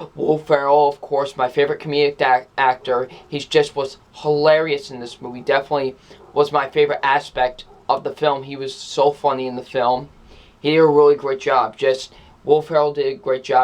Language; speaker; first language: English; native; English